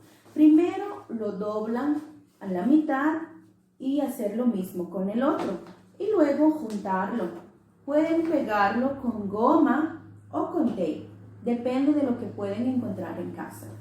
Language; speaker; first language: Spanish; non-native, local second language; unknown